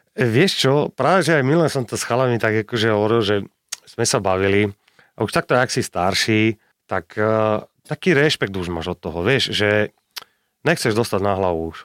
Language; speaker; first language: Slovak; native; Slovak